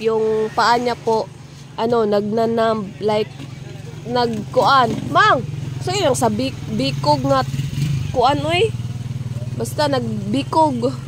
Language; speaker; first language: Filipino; non-native, local second language; Cebuano